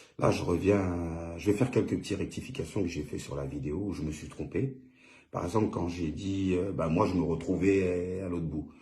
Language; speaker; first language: French; early bilingual, other home language; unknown